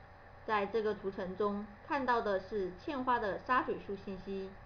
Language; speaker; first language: Chinese; native; Chinese